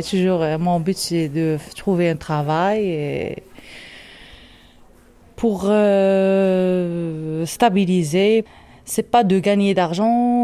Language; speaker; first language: French; non-native, learner; Arabic